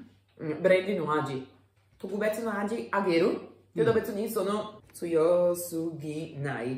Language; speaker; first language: Japanese; non-native, learner; Italian